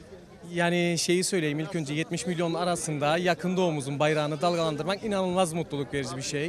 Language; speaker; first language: Turkish; native; Turkish